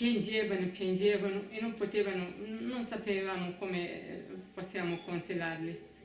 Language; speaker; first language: Italian; non-native, fluent; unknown